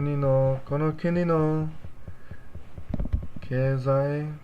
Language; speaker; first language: Japanese; non-native, learner; English